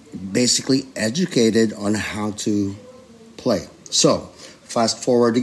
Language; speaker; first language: English; non-native, local second language; Filipino